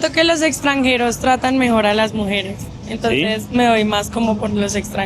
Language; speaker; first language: Spanish; native; Spanish